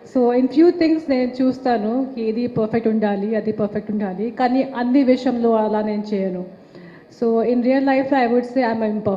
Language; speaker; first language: Telugu; non-native, local second language; Hindi